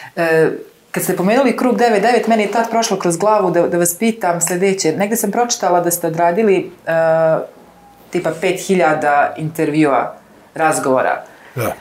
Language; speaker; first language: Bosnian; native; Bosnian